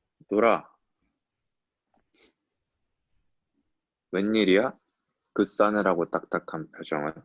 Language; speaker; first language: Korean; native; Korean